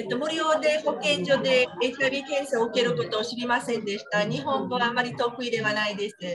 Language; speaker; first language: Japanese; non-native, learner; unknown